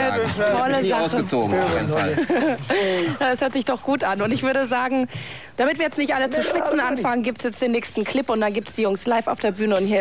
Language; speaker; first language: German; native; German